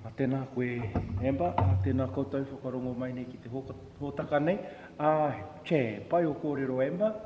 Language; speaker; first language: Māori; native; Māori